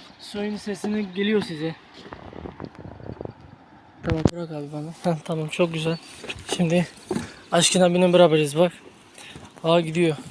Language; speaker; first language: Turkish; non-native, learner; Hindi